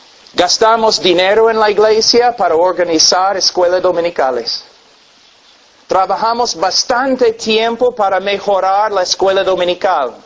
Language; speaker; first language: Spanish; non-native, fluent; English